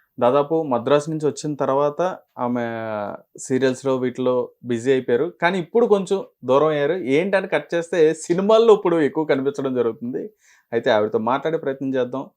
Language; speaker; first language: Telugu; native; Telugu